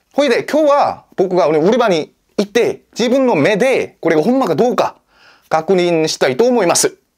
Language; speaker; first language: Japanese; non-native, fluent; Korean